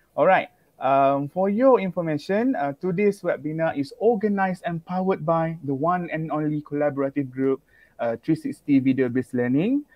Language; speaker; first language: English; non-native, local second language; Malay